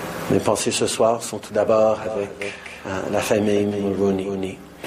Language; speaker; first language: French; early bilingual, heritage; French